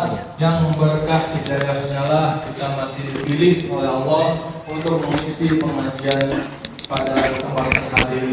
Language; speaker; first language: Indonesian; native; Indonesian